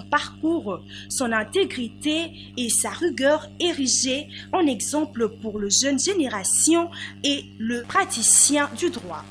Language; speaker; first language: French; native; French